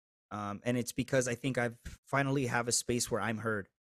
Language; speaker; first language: English; early bilingual, other home language; Spanish